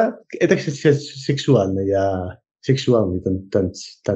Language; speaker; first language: Russian; non-native, learner; Spanish